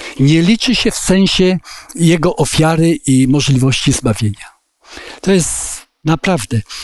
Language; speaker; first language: Polish; native; Polish